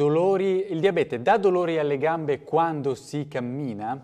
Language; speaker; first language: Italian; native; Italian